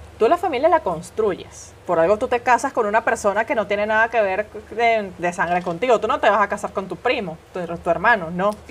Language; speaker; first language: Spanish; native; Spanish